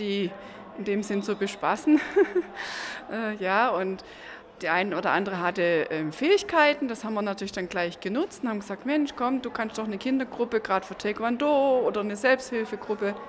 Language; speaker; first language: German; native; German